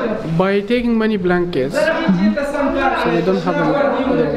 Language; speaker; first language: English; non-native, learner; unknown